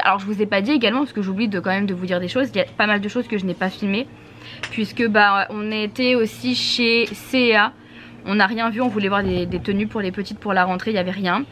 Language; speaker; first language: French; native; French